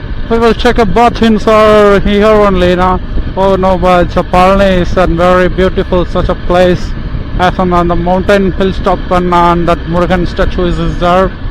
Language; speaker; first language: English; non-native, local second language; Tamil